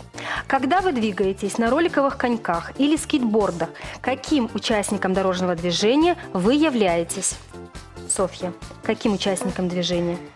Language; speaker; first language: Russian; native; Russian